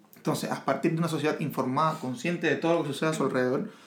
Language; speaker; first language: Spanish; native; Spanish